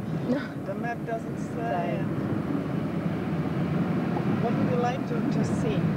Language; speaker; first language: English; non-native, learner; Polish